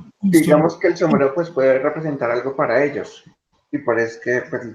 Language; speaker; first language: Spanish; native; Spanish